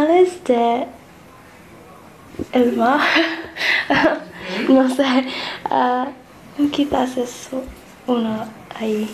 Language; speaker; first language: Spanish; non-native, learner; English